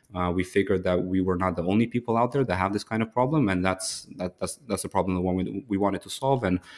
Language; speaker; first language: English; early bilingual, other home language; Ukrainian